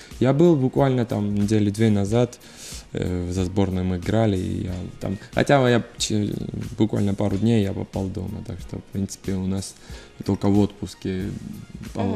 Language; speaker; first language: Russian; non-native, learner; Georgian